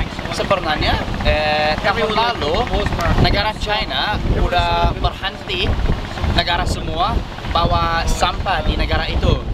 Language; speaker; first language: Indonesian; non-native, fluent; English